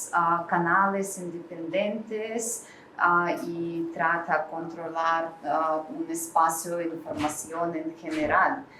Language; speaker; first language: Spanish; non-native, learner; Russian